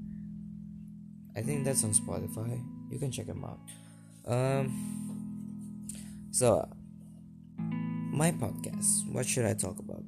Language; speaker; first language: English; non-native, fluent; Indonesian